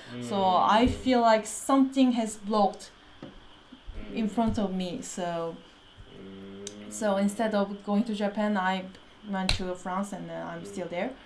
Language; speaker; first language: English; non-native, fluent; Korean